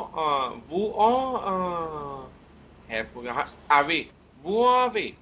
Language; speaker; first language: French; non-native, learner; Hindi